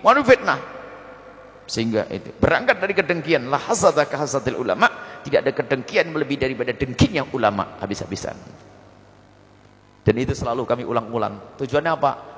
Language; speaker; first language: Indonesian; native; Indonesian